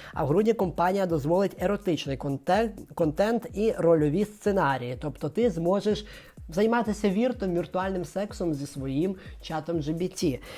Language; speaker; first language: Ukrainian; non-native, local second language; Russian